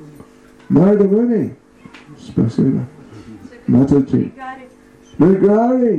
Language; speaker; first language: Russian; non-native, learner; English